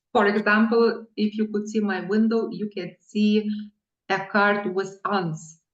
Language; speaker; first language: English; non-native, fluent; Lithuanian